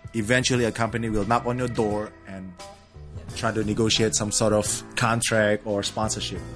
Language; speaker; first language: English; early bilingual, other home language; Indonesian